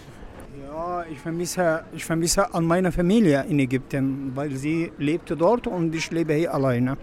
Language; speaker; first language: German; non-native, learner; Arabic